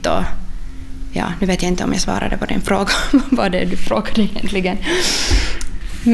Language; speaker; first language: Swedish; non-native, local second language; Finnish